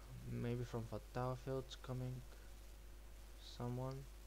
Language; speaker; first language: English; non-native, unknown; Bulgarian